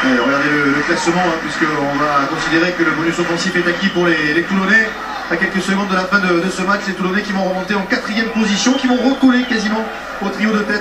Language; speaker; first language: French; native; French